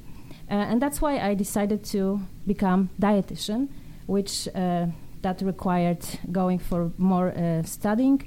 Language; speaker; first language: English; non-native, fluent; Polish